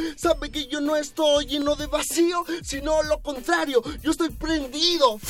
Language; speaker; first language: Spanish; native; Spanish